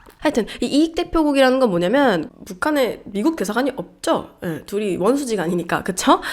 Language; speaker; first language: Korean; early bilingual, heritage; Korean